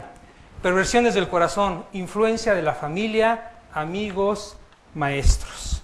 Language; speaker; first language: Spanish; native; Spanish